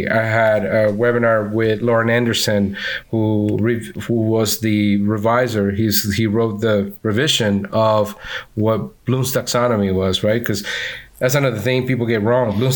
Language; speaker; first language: English; non-native, fluent; Spanish